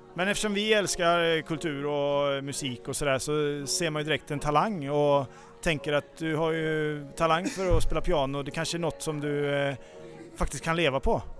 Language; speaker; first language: Swedish; native; Swedish